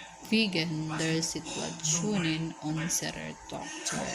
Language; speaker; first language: German; non-native, learner; Filipino